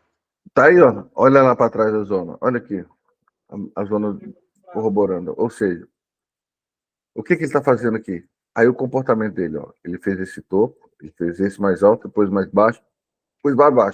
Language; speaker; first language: Portuguese; native; Portuguese